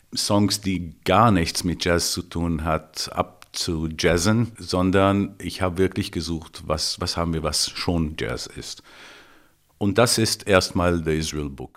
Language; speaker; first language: German; non-native, fluent; Hebrew